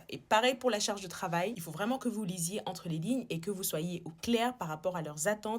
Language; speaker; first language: French; native; French